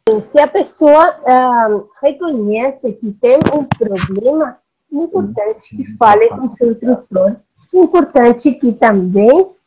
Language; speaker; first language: Portuguese; non-native, learner; Spanish